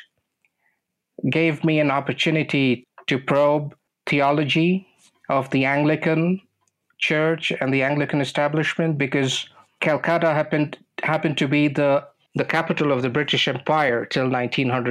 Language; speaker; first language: English; non-native, local second language; Bangla